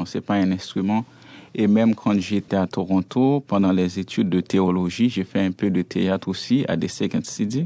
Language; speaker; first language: French; non-native, local second language; Haitian Creole